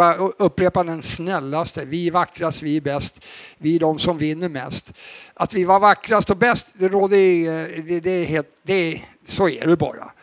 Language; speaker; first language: Swedish; native; Swedish